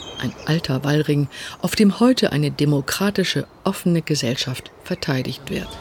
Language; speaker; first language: German; native; German